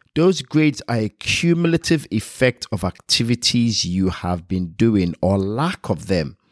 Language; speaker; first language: English; non-native, local second language; Yoruba